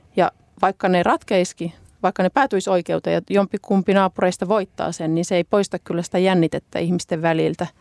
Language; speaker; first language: Finnish; native; Finnish